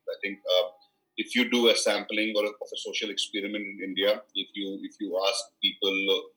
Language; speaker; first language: English; non-native, local second language; Kashmiri